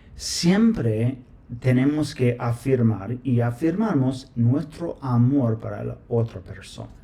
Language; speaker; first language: Spanish; non-native, fluent; English